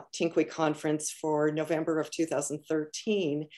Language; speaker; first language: English; native; English